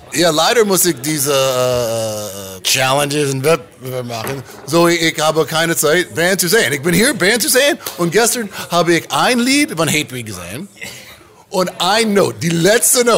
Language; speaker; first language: German; non-native, learner; English